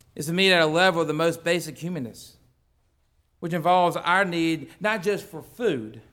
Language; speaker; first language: English; native; English